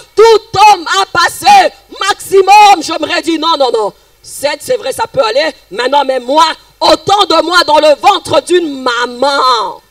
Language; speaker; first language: French; non-native, local second language; Lingala